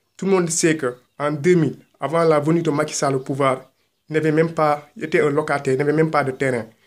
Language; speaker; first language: French; non-native, local second language; Wolof